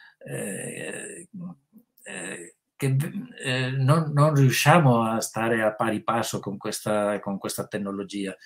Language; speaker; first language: Italian; non-native, fluent; Spanish